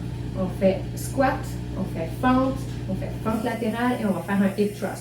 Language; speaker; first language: French; native; French